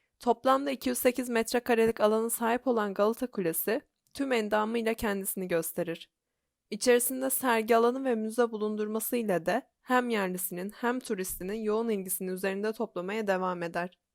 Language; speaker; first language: Turkish; native; Turkish